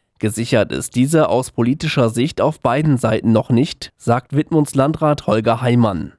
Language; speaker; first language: German; native; German